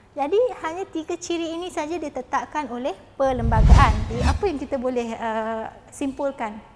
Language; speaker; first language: Malay; native; Malay